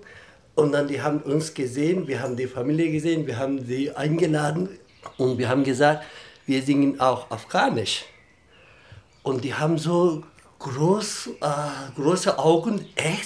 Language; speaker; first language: German; non-native, fluent; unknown